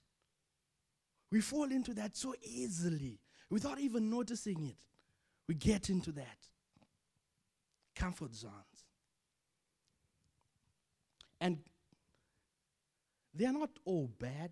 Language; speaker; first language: English; non-native, local second language; Shona